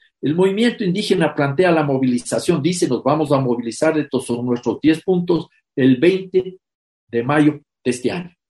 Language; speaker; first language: Spanish; native; Spanish